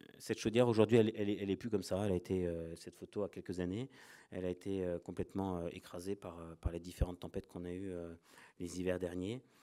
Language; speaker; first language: French; native; French